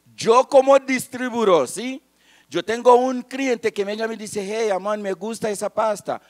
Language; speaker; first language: Spanish; non-native, fluent; Haitian Creole